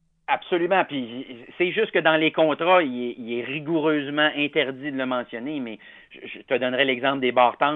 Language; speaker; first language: French; native; French